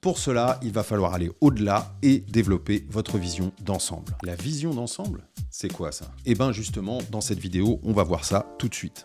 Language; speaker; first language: French; native; French